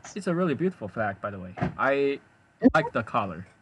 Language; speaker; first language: English; non-native, fluent; Chinese